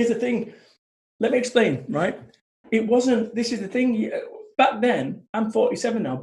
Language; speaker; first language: English; native; English